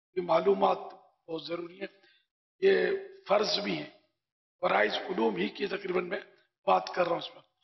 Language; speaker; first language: Urdu; native; Urdu